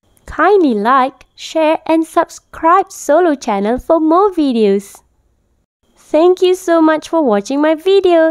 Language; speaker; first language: English; non-native, local second language; Malay